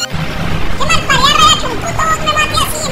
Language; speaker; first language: Spanish; native; Spanish